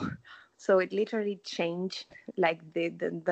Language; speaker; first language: English; non-native, fluent; Spanish